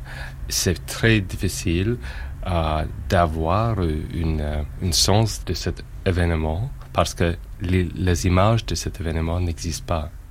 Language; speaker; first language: French; non-native, fluent; English